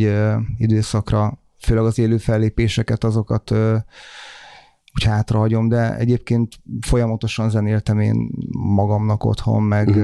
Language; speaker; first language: Hungarian; native; Hungarian